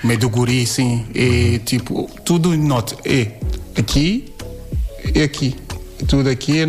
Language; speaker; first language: Portuguese; non-native, learner; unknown